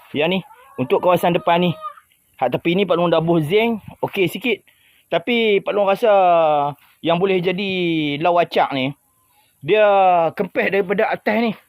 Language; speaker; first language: Malay; native; Malay